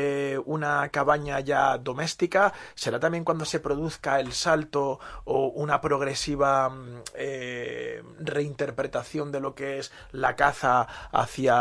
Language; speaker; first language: Spanish; native; Spanish